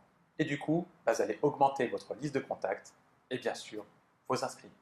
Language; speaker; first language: French; native; French